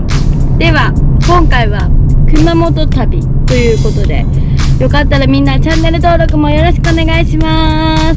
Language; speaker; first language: Japanese; native; Japanese